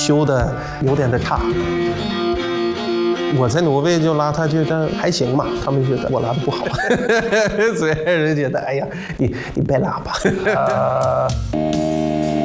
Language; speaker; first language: Chinese; non-native, fluent; Norwegian